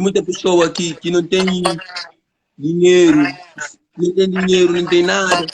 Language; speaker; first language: Portuguese; non-native, learner; Kabuverdianu